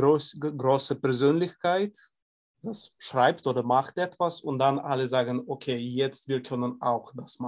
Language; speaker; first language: German; non-native, fluent; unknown